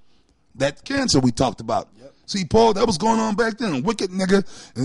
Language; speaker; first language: English; native; English